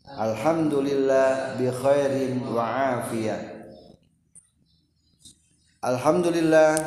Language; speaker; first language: Arabic; non-native, fluent; Indonesian